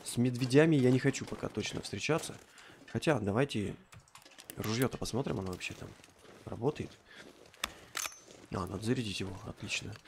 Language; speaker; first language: Russian; native; Russian